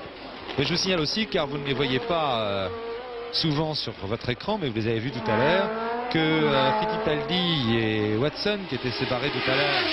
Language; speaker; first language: French; native; French